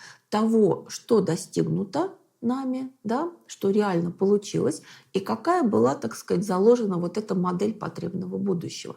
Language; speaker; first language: Russian; native; Russian